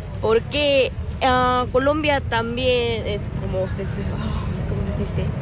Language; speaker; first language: Spanish; non-native, learner; Korean